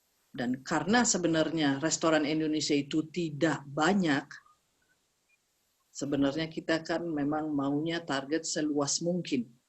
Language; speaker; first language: Indonesian; early bilingual, heritage; Indonesian